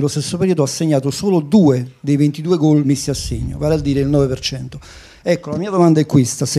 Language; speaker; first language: Italian; native; Italian